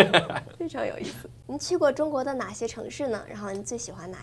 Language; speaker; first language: Chinese; native; Chinese